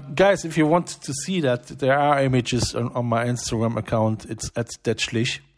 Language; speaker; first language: English; non-native, fluent; German